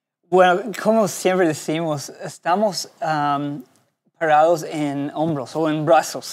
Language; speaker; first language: Spanish; non-native, fluent; English